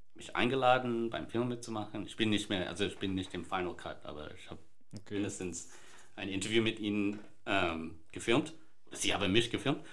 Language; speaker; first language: German; non-native, fluent; English